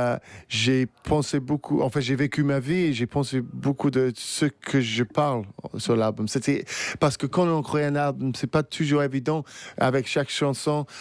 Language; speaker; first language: French; non-native, fluent; English